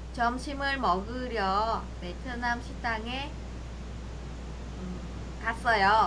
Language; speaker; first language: Korean; non-native, fluent; Vietnamese